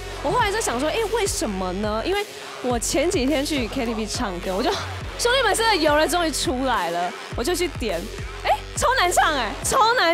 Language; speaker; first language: Chinese; native; Chinese